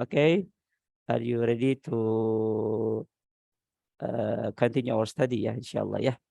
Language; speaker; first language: English; non-native, learner; Indonesian